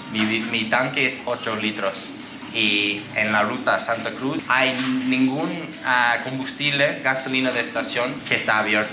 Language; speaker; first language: Spanish; non-native, learner; English